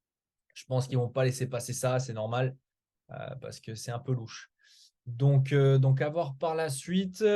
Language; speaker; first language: French; native; French